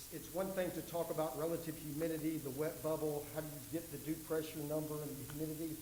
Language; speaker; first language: English; native; English